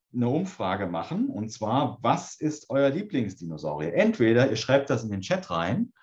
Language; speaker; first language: German; native; German